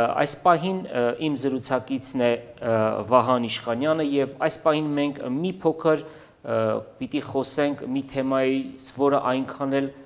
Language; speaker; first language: Armenian; native; Armenian